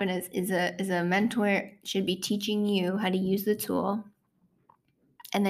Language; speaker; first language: English; native; English